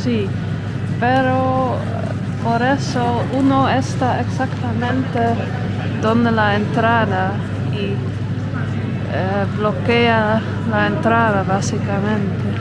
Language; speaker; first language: Spanish; non-native, fluent; Dutch